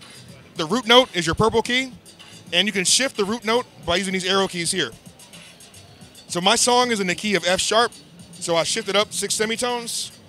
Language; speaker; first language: English; native; English